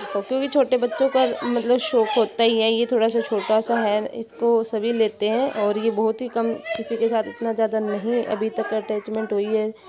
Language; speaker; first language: Hindi; native; Hindi